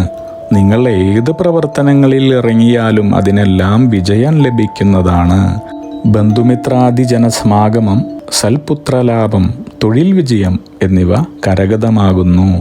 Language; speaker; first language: Malayalam; native; Malayalam